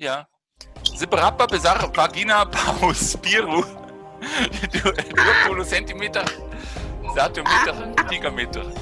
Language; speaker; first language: Indonesian; non-native, fluent; German